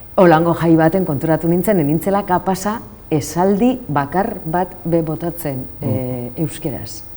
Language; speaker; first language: Basque; non-native, local second language; Spanish